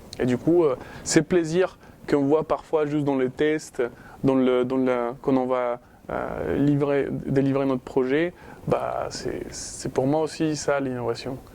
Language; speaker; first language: French; non-native, fluent; Spanish